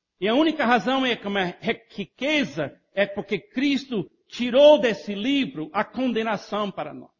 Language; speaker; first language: Portuguese; non-native, fluent; English